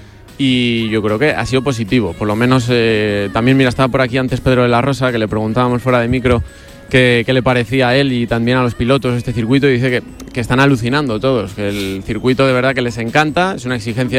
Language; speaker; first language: Spanish; native; Spanish